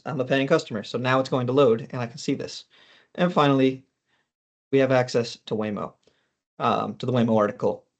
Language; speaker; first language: English; native; English